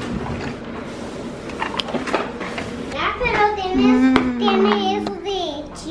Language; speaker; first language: Spanish; early bilingual, other home language; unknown